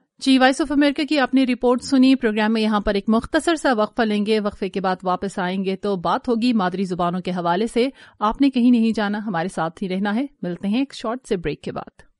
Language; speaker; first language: Urdu; non-native, local second language; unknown